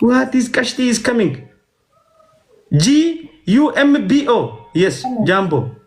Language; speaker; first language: English; non-native, learner; Oromo